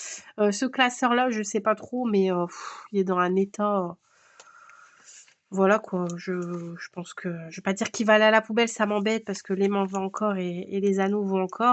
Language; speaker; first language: French; native; French